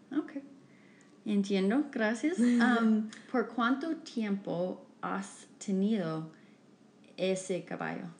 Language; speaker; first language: Spanish; non-native, fluent; English